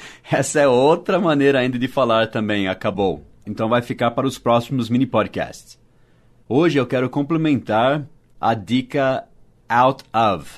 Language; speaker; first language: Portuguese; non-native, fluent; English